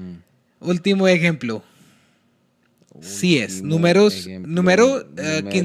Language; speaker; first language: Spanish; non-native, learner; Hindi